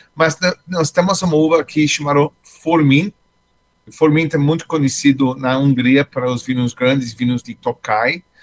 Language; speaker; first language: Portuguese; non-native, fluent; English